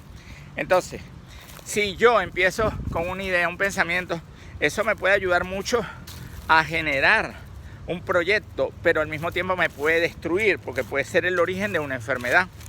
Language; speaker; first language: Spanish; native; Spanish